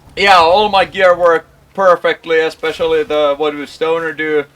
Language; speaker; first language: English; non-native, fluent; Finnish